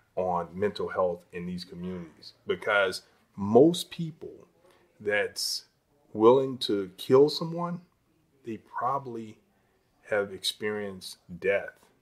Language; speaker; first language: English; native; English